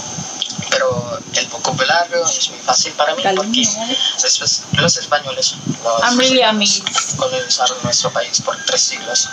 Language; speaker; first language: Spanish; non-native, learner; Filipino